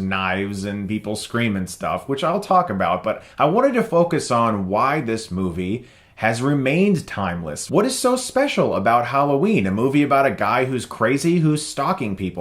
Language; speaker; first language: English; native; English